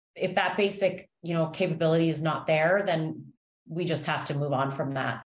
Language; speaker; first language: English; native; English